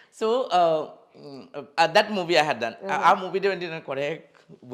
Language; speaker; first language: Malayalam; non-native, learner; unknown